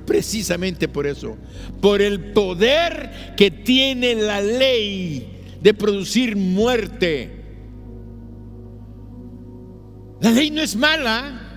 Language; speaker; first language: Spanish; native; Spanish